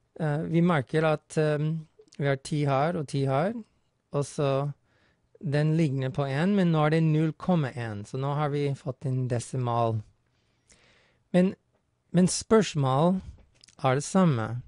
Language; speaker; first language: Norwegian; non-native, fluent; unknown